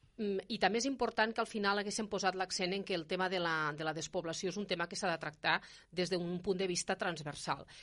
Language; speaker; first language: Catalan; native; Catalan